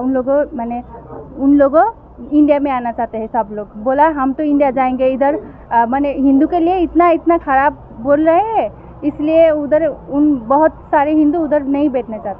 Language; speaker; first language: Hindi; non-native, learner; Nepali